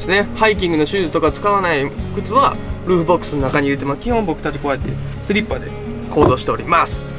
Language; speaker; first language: Japanese; native; Japanese